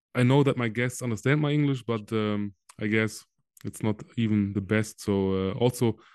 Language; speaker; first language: English; non-native, fluent; German